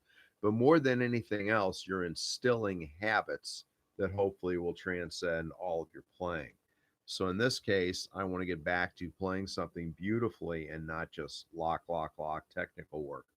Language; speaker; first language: English; native; English